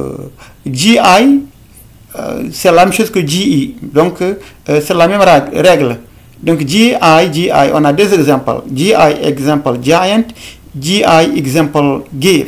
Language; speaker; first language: French; non-native, local second language; Fula